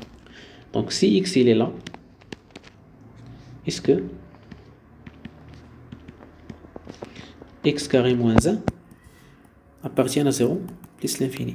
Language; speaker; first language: French; non-native, local second language; Arabic